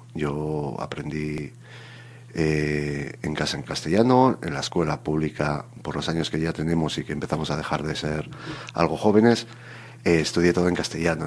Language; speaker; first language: Spanish; native; Spanish